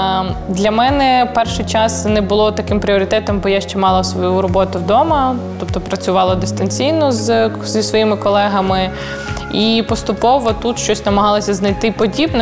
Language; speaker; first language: Ukrainian; native; Ukrainian